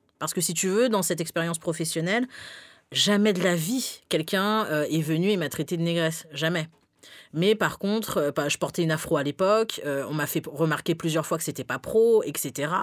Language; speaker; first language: French; early bilingual, other home language; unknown